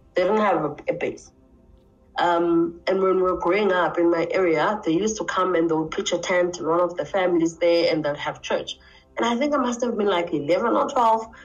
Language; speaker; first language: English; non-native, local second language; Xhosa